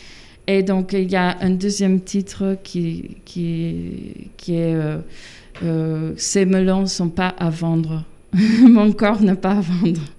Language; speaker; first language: French; non-native, fluent; English